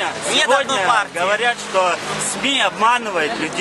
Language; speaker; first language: Russian; non-native, local second language; Chechen